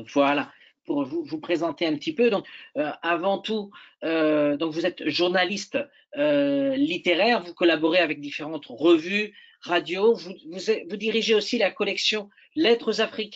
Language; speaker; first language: French; native; French